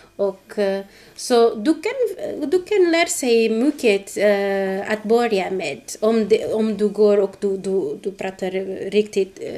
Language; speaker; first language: Swedish; non-native, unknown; Portuguese